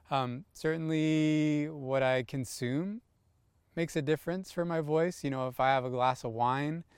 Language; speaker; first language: English; native; English